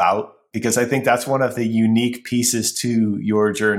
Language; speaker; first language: English; native; English